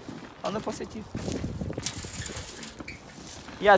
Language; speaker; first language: Russian; native; Russian